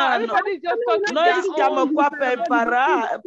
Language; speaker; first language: Italian; non-native, learner; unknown